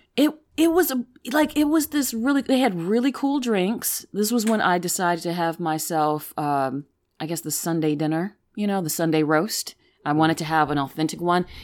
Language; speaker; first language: English; native; English